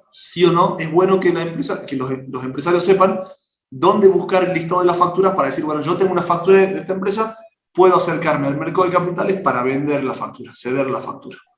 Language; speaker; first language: Spanish; native; Spanish